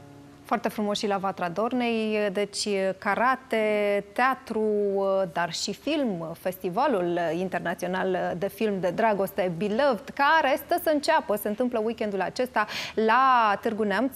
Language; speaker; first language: Romanian; native; Romanian